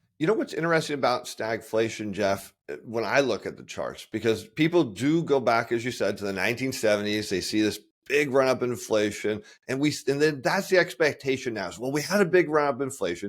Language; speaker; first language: English; native; English